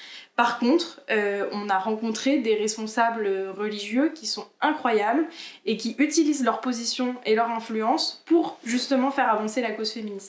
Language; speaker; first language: French; native; French